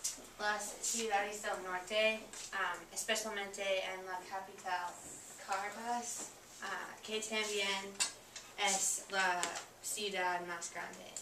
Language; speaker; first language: Spanish; non-native, learner; English